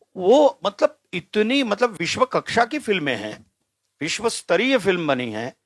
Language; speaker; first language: Hindi; native; Hindi